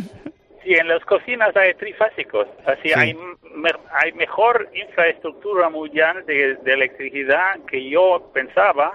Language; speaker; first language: Spanish; non-native, fluent; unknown